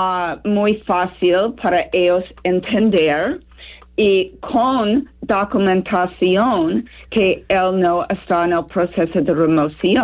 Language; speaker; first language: Spanish; non-native, fluent; English